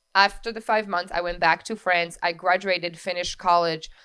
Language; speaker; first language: English; non-native, fluent; French